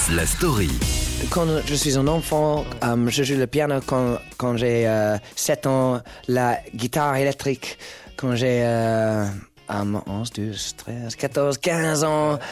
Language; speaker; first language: French; non-native, learner; English